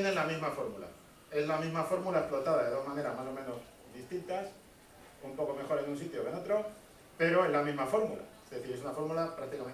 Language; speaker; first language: Spanish; native; Spanish